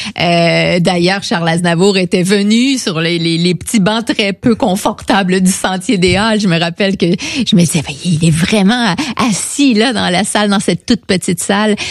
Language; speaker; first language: French; native; French